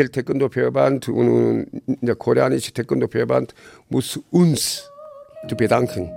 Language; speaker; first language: German; non-native, learner; Korean